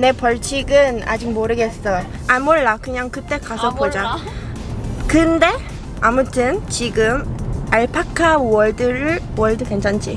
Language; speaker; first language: Korean; early bilingual, heritage; Korean